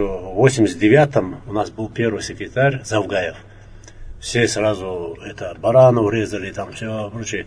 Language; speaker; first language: Russian; non-native, local second language; Chechen